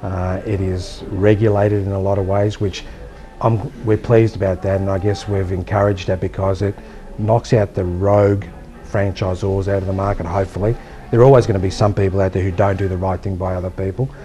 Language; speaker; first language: English; native; English